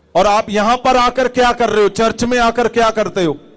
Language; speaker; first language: Hindi; non-native, local second language; Punjabi